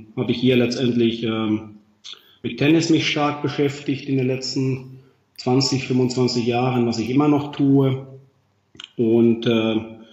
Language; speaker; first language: German; non-native, fluent; Finnish